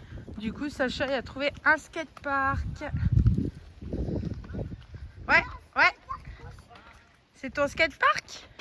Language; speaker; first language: French; native; French